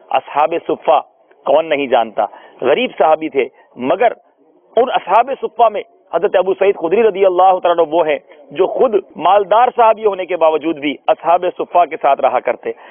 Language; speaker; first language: Urdu; native; Urdu